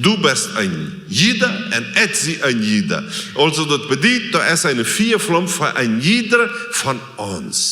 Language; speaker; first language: German; non-native, learner; Plautdietsch